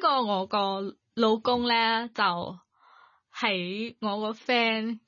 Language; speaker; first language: Cantonese; non-native, learner; Thai